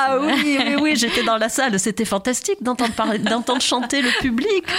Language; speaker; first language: French; native; French